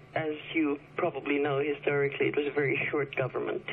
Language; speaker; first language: English; early bilingual, other home language; Chinese